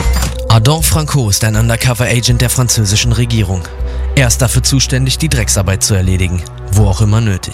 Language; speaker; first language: German; native; German